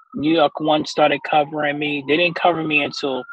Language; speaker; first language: English; native; English